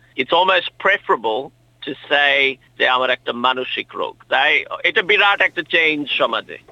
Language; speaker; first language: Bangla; early bilingual, heritage; Bangla